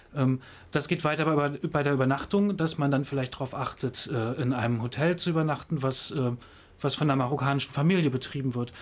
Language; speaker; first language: German; native; German